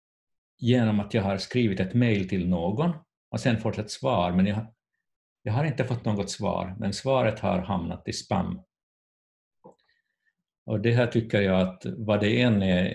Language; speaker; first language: Swedish; non-native, fluent; Finnish